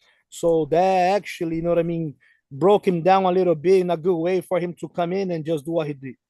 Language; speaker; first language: English; non-native, fluent; Portuguese